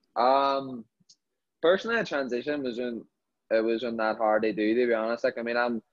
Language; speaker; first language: English; native; English